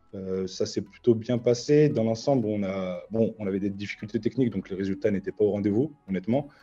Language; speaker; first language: French; native; French